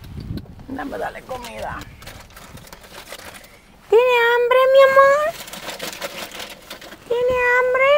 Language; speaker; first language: Spanish; early bilingual, heritage; English